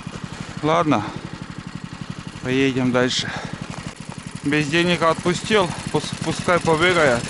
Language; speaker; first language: Russian; native; Russian